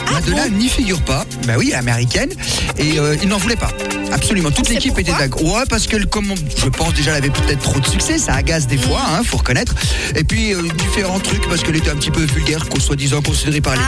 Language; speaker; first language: French; native; French